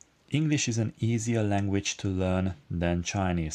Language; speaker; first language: English; non-native, fluent; Hungarian